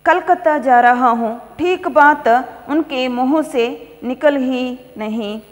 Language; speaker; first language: Hindi; non-native, local second language; Kannada